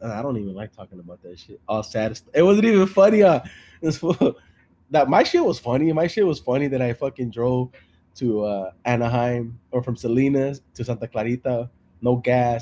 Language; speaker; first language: English; early bilingual, other home language; Spanish